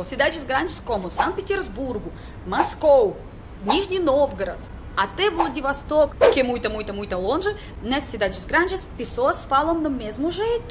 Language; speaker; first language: Portuguese; non-native, learner; Russian